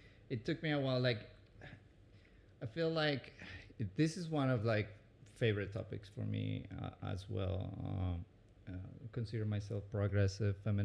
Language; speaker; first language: English; non-native, fluent; Spanish